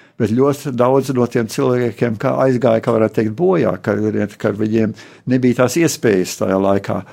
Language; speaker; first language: Latvian; early bilingual, heritage; Latvian